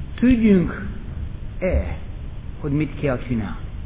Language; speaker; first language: Hungarian; non-native, fluent; English